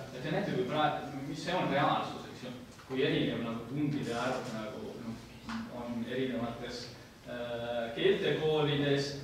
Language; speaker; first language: Estonian; non-native, fluent; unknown